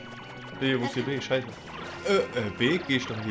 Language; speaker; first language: German; native; German